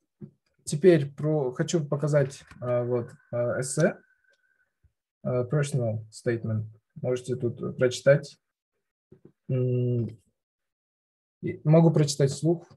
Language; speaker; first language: Russian; non-native, local second language; Kazakh